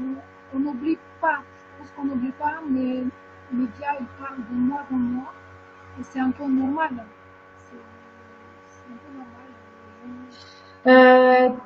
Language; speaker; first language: French; non-native, fluent; Ukrainian